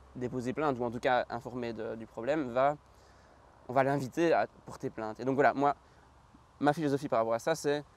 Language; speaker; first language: French; native; French